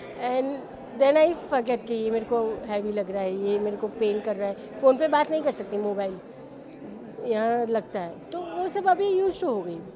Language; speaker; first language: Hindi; non-native, local second language; Gujarati